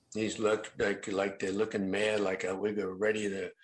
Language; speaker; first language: English; native; English